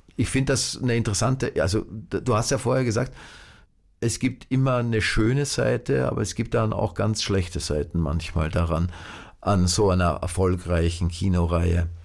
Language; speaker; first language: German; native; German